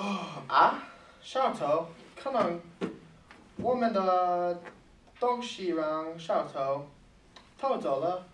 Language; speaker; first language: Chinese; non-native, learner; English